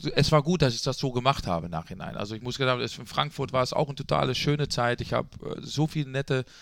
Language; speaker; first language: German; non-native, fluent; Dutch